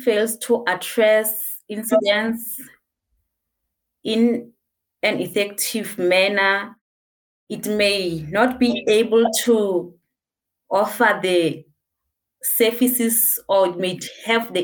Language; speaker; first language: English; non-native, local second language; Southern Sotho